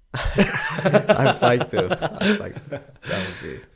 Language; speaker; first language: English; non-native, learner; Finnish